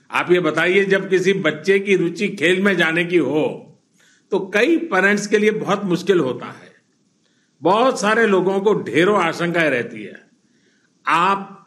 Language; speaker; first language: Hindi; non-native, local second language; Gujarati